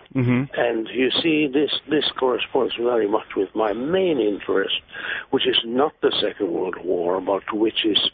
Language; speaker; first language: English; non-native, fluent; Hungarian